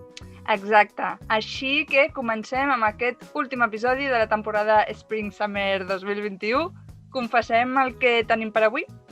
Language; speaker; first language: Catalan; native; Catalan